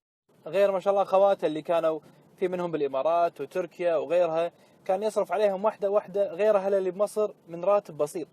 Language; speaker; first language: Arabic; native; Arabic